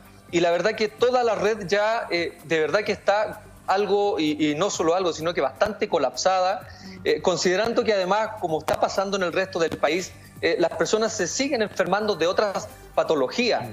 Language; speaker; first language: Spanish; native; Spanish